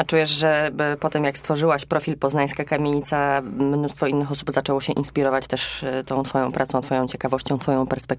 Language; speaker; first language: Polish; native; Polish